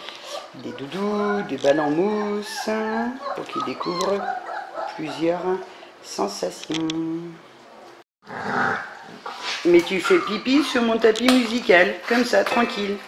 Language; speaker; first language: French; native; French